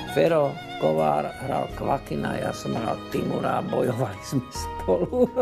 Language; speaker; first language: Slovak; native; Slovak